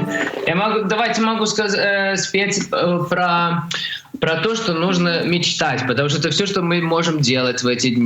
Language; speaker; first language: Russian; early bilingual, heritage; Russian